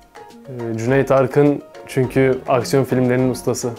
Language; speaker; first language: Turkish; native; Turkish